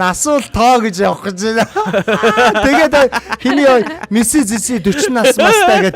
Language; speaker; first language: Mongolian; native; Mongolian